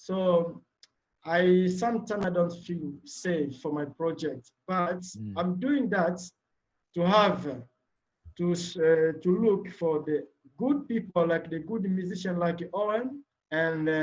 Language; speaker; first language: English; non-native, learner; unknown